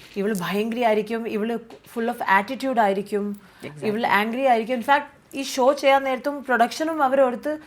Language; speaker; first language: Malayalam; early bilingual, heritage; Malayalam